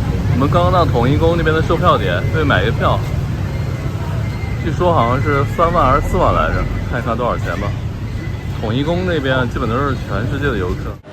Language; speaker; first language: Chinese; native; Chinese